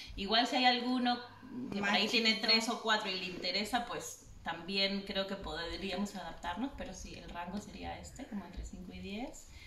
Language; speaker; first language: Spanish; native; Spanish